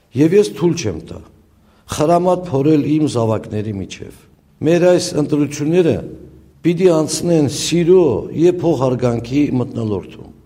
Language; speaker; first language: Armenian; native; Armenian